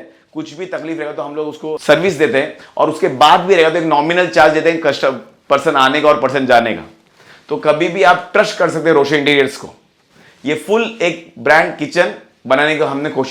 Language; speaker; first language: Hindi; non-native, local second language; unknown